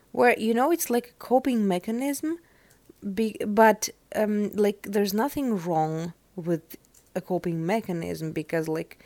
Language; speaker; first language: English; non-native, fluent; Russian